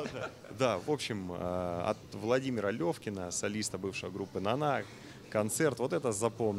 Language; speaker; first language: Russian; native; Russian